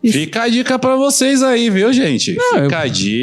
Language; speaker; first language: Portuguese; native; Portuguese